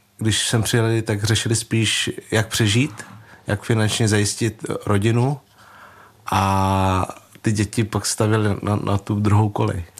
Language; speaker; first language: Czech; early bilingual, other home language; Vietnamese